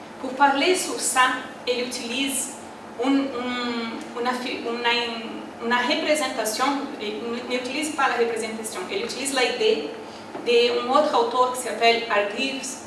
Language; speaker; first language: French; non-native, learner; Portuguese